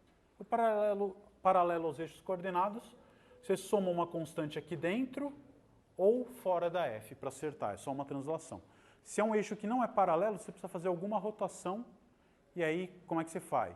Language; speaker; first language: Portuguese; native; Portuguese